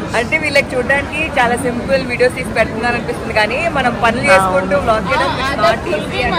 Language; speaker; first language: Telugu; native; Telugu